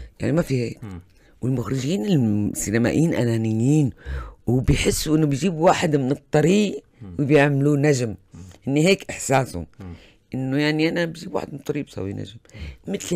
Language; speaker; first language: Arabic; native; Arabic